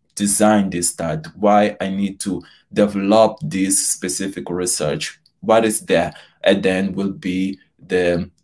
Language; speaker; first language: English; non-native, fluent; Portuguese